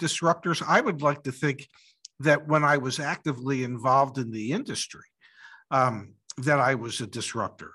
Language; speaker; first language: English; native; English